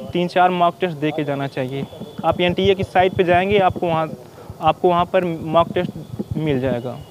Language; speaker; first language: Hindi; native; Hindi